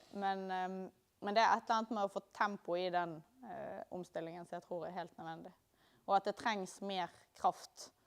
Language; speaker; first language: Norwegian; native; Norwegian